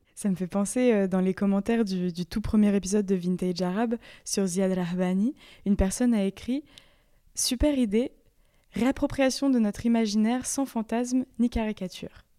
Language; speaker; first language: French; native; French